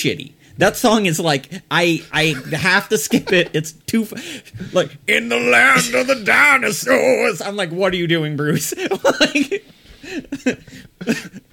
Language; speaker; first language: English; native; English